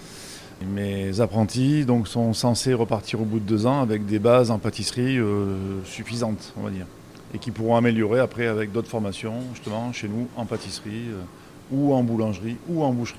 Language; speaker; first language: French; native; French